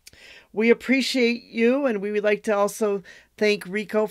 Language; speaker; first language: English; native; English